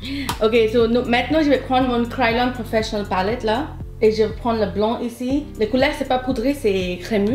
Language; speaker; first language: French; non-native, fluent; Hindi